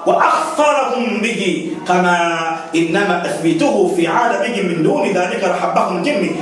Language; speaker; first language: Swahili; native; Swahili